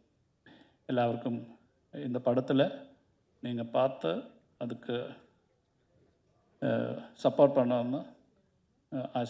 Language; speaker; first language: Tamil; non-native, learner; Malayalam